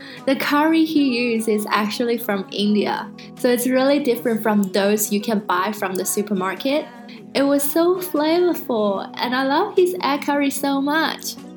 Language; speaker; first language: English; non-native, fluent; Chinese